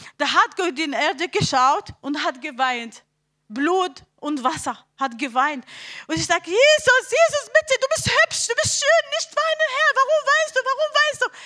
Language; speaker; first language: German; non-native, learner; Arabic